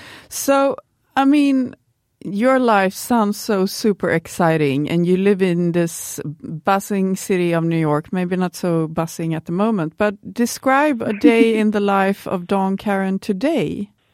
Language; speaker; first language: English; non-native, fluent; Swedish